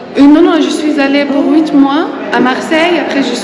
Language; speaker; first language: French; non-native, fluent; Arabic